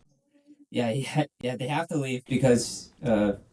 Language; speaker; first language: English; native; English